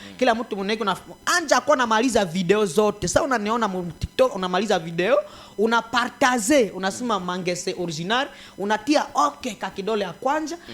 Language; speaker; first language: Swahili; native; Swahili